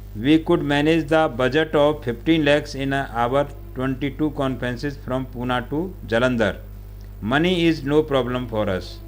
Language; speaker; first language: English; non-native, local second language; Hindi